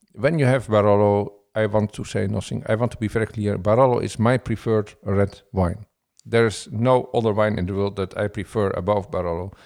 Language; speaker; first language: English; non-native, fluent; Dutch